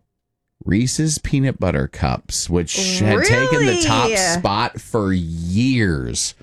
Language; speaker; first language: English; native; English